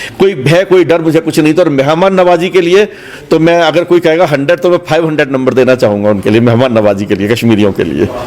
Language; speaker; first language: Hindi; native; Hindi